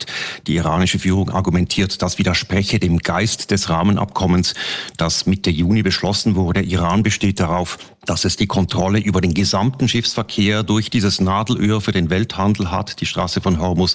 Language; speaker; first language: German; native; German